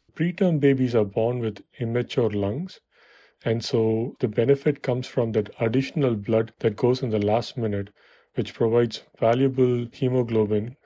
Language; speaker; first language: English; non-native, local second language; Tamil